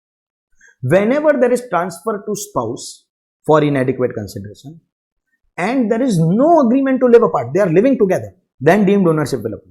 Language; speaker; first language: English; non-native, local second language; Hindi